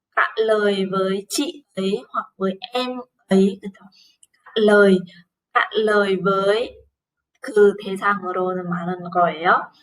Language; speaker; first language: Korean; non-native, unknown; Vietnamese